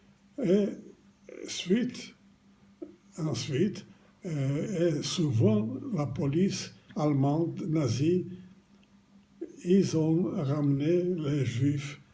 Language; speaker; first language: French; non-native, fluent; Romanian